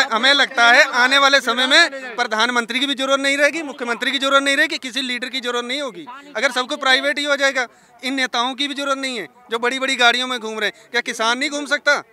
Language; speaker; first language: Hindi; native; Hindi